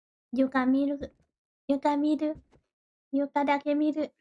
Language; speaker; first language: Japanese; non-native, learner; Thai